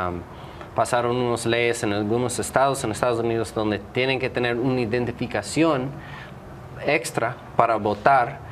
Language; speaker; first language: Spanish; non-native, fluent; English